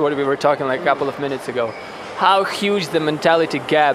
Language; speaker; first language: English; non-native, fluent; Ukrainian